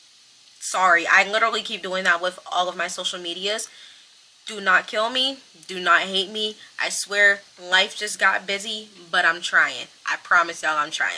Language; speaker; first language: English; native; English